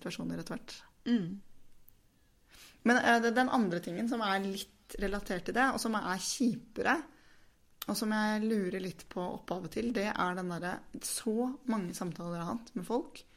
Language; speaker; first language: Norwegian; native; Norwegian